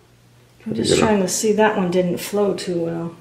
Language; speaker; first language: English; native; English